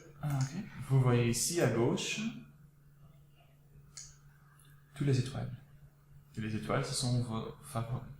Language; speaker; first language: French; non-native, local second language; Dutch